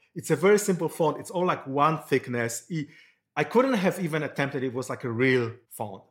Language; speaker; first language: English; non-native, fluent; Polish